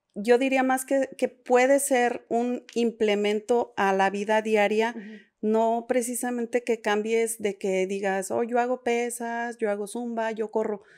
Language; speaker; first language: Spanish; native; Spanish